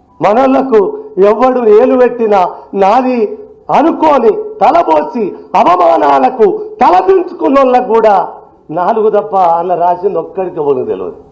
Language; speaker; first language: Telugu; native; Telugu